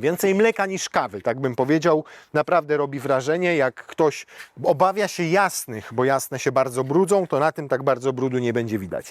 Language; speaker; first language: Polish; native; Polish